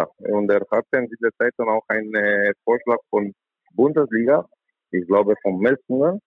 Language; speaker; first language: German; non-native, learner; Romanian